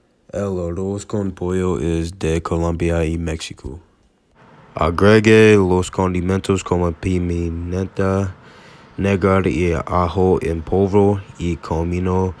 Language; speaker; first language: Spanish; non-native, learner; English